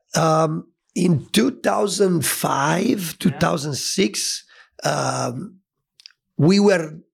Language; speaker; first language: English; non-native, fluent; Italian